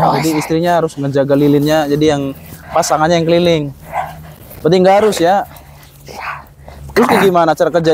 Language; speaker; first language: Indonesian; non-native, local second language; Sundanese